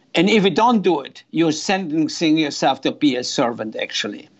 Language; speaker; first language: English; non-native, fluent; German